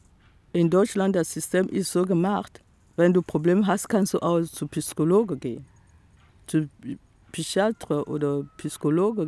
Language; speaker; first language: German; non-native, fluent; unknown